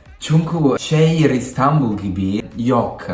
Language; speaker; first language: Turkish; non-native, learner; Italian